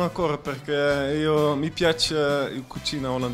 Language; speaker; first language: Italian; non-native, learner; Dutch